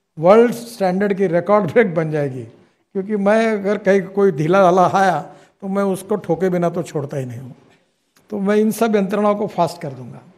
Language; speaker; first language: Hindi; non-native, local second language; Marathi